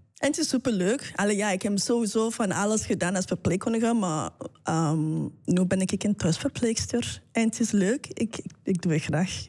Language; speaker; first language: Dutch; non-native, fluent; English